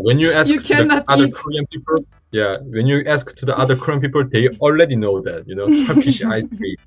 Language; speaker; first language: English; non-native, learner; Korean